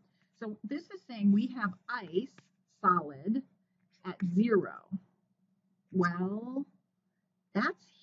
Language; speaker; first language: English; native; English